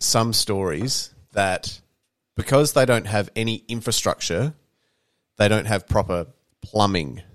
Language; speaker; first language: English; native; English